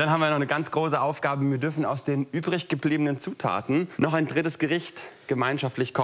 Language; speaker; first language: German; native; German